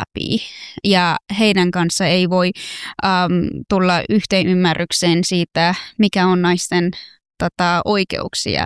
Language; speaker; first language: Finnish; non-native, fluent; Persian